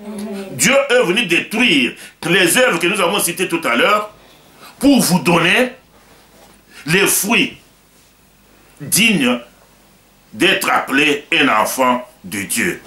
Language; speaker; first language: French; non-native, local second language; Lingala